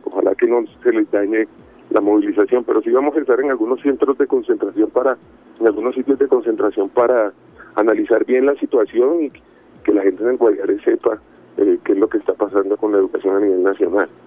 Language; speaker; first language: Spanish; native; Spanish